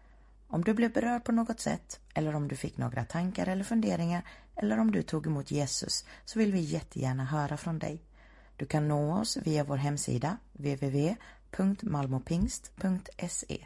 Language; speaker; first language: Swedish; native; Swedish